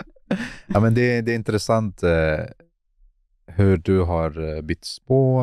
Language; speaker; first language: Swedish; non-native, fluent; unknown